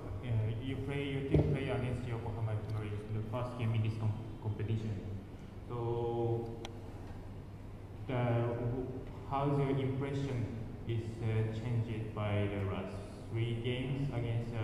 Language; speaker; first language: English; non-native, learner; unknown